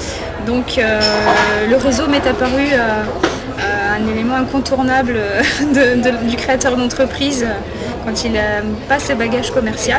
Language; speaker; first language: French; native; French